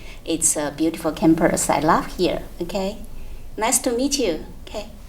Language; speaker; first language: English; non-native, fluent; Chinese